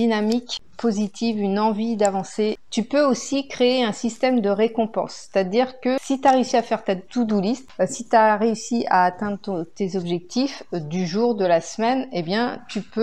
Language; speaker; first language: French; native; French